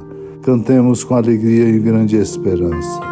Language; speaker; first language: Portuguese; native; Portuguese